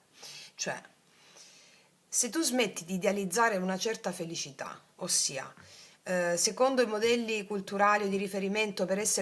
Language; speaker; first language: Italian; native; Italian